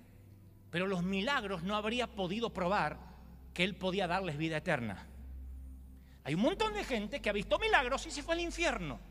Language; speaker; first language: Spanish; native; Spanish